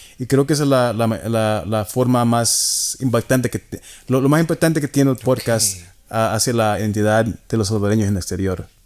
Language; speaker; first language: Spanish; early bilingual, heritage; Spanish